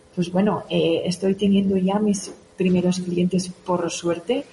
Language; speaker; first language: Spanish; native; Spanish